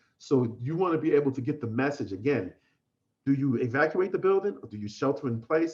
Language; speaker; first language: English; native; English